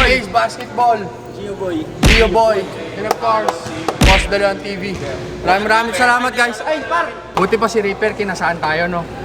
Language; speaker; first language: Filipino; native; Filipino